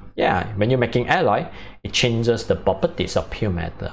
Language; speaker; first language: English; non-native, local second language; Chinese